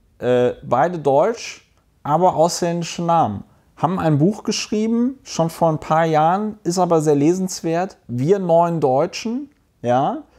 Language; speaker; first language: German; native; German